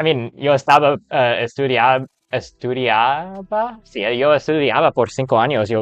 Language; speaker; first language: Spanish; non-native, learner; English